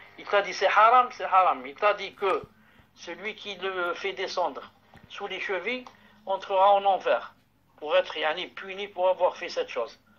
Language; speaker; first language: French; non-native, local second language; Arabic